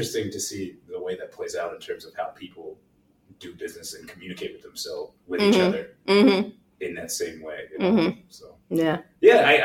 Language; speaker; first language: English; native; English